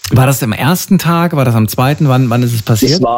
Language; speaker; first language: German; native; German